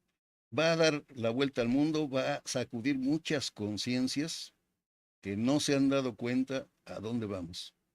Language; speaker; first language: Spanish; native; Spanish